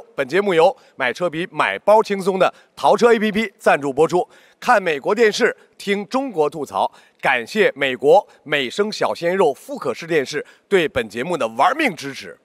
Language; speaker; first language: Chinese; native; Chinese